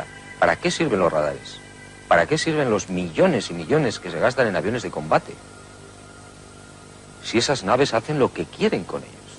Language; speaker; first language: Spanish; native; Spanish